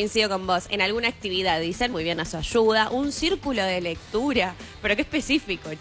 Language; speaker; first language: Spanish; native; Spanish